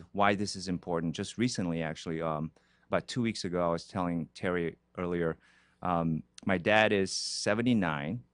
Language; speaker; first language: English; non-native, fluent; Korean